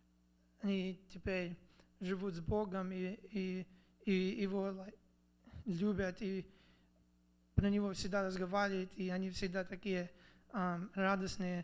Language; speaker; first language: Russian; early bilingual, other home language; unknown